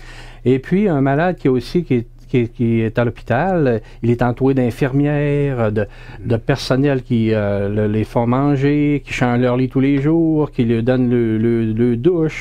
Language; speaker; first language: French; native; French